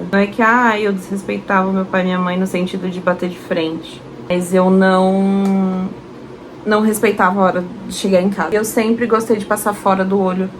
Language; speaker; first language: Portuguese; native; Portuguese